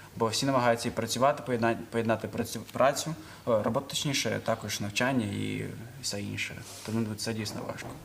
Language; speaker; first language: Ukrainian; non-native, local second language; Russian